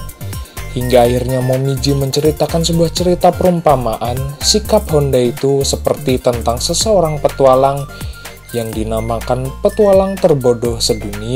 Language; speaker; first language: Indonesian; native; Indonesian